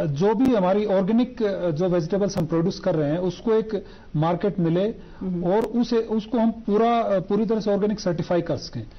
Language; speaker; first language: Hindi; non-native, local second language; Ladakhi